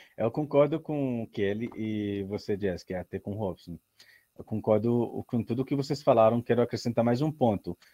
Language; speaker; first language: Portuguese; non-native, learner; Arabic